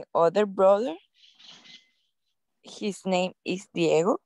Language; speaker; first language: English; non-native, learner; Spanish